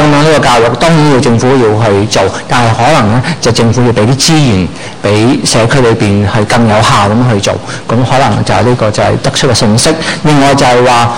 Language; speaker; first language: Cantonese; native; Cantonese